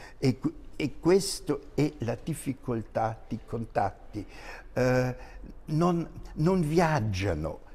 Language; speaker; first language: Italian; non-native, fluent; German